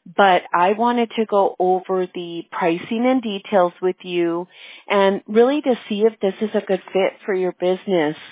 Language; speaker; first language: English; early bilingual, other home language; Spanish